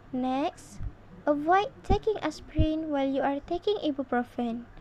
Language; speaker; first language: English; non-native, local second language; Malay